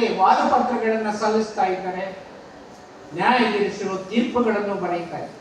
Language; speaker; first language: Kannada; non-native, local second language; Telugu